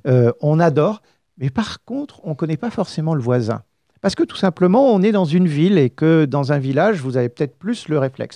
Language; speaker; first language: French; native; French